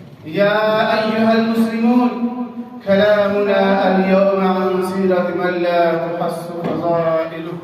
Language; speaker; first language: Arabic; non-native, learner; Urdu